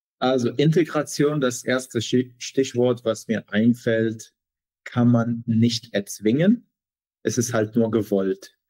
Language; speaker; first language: German; non-native, fluent; Arabic